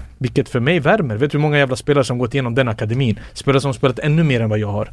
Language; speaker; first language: Swedish; early bilingual, other home language; Serbian